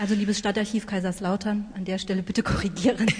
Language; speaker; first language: German; native; German